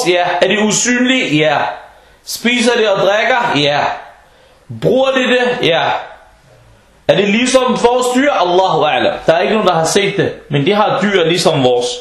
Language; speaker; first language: Danish; non-native, fluent; Arabic